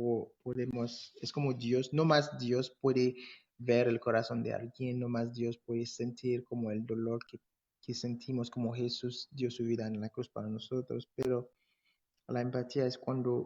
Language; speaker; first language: Spanish; non-native, fluent; English